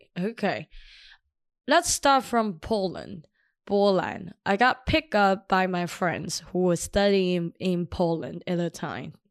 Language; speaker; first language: English; non-native, fluent; Chinese